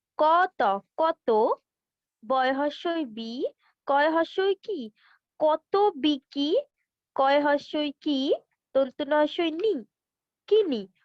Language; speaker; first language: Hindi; non-native, local second language; Bangla